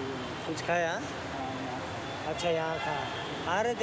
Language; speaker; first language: Hindi; non-native, local second language; Telugu